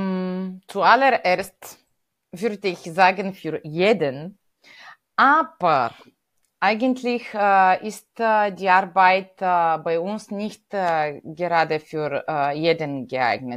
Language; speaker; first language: German; non-native, fluent; Bulgarian